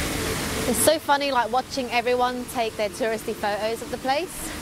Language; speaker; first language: English; native; English